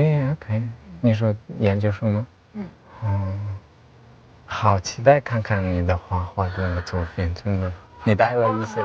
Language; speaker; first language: Chinese; non-native, fluent; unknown